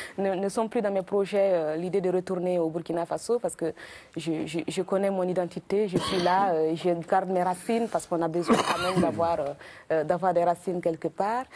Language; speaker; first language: French; non-native, local second language; Mossi